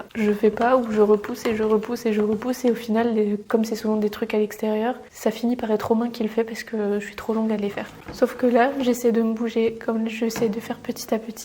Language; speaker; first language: French; native; French